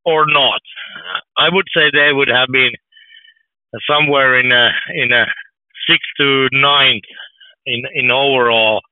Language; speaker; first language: English; non-native, fluent; Finnish